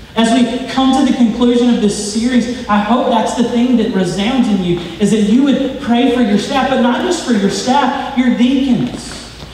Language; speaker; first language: English; native; English